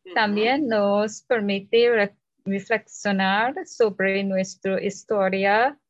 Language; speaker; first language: Spanish; non-native, learner; English